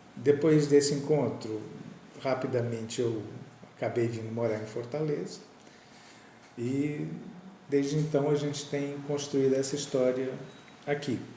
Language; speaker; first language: Portuguese; native; Portuguese